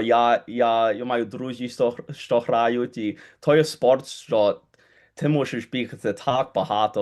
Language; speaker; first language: Ukrainian; early bilingual, heritage; Ukrainian